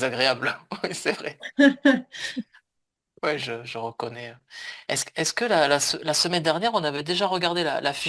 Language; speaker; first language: French; native; French